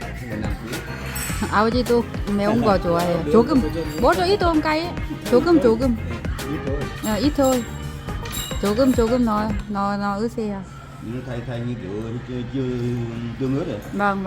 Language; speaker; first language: Korean; non-native, learner; Vietnamese